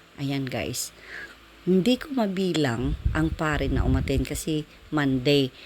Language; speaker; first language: Filipino; non-native, local second language; Waray